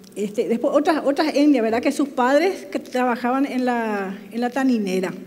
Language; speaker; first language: Spanish; non-native, local second language; Guarani